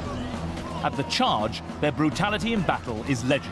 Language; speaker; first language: English; native; English